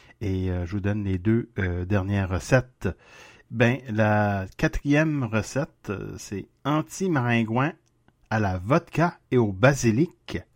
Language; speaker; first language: French; native; French